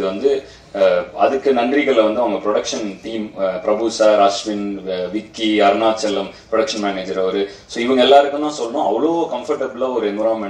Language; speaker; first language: Tamil; native; Tamil